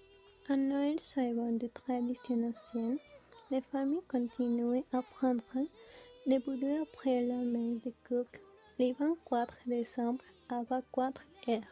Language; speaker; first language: French; non-native, learner; Spanish